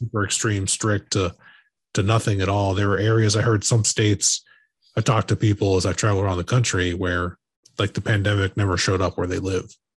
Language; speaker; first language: English; native; English